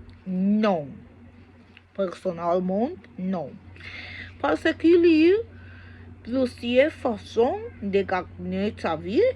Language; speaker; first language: French; non-native, learner; Spanish